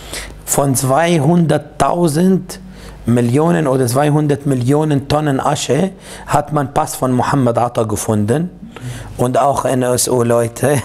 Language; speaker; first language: German; non-native, fluent; Arabic